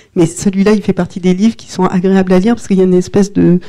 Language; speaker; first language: French; native; French